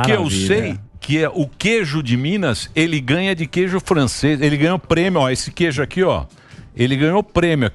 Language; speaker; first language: Portuguese; native; Portuguese